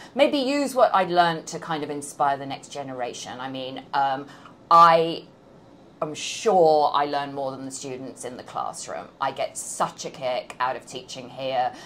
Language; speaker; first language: English; native; English